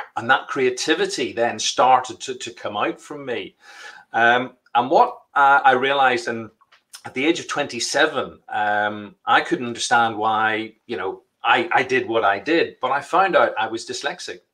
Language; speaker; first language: English; native; English